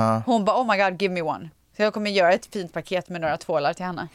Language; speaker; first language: Swedish; native; Swedish